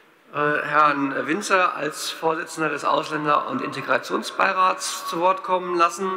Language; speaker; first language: German; native; German